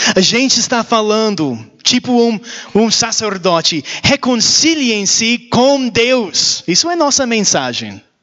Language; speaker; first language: Portuguese; non-native, learner; English